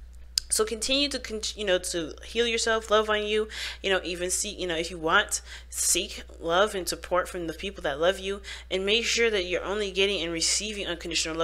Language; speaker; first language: English; native; English